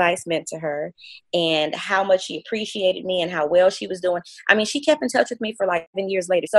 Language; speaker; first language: English; native; English